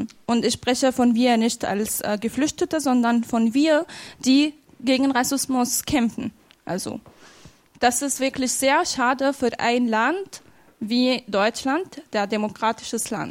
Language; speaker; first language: German; non-native, fluent; Arabic